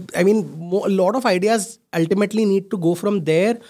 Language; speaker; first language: English; non-native, local second language; Hindi